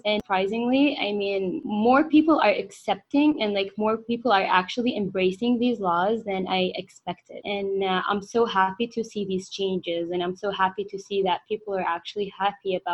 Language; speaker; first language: English; non-native, fluent; Arabic